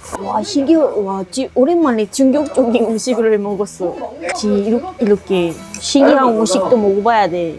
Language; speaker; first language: Korean; non-native, fluent; Japanese